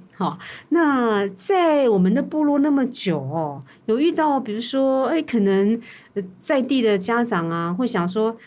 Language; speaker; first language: Chinese; native; Chinese